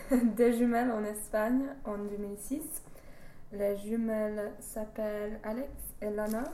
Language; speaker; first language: French; non-native, learner; English